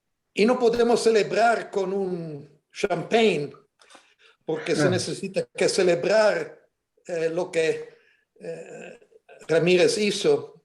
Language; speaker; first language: Spanish; non-native, fluent; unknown